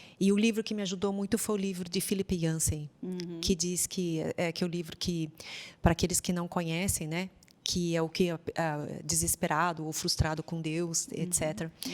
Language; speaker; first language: Portuguese; non-native, fluent; Chinese